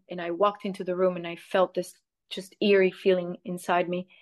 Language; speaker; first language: English; early bilingual, other home language; Spanish